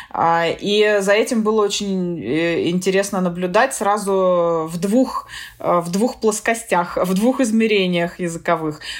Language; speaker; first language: Russian; native; Russian